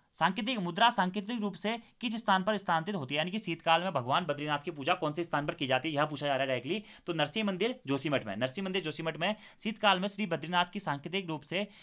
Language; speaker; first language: Hindi; native; Hindi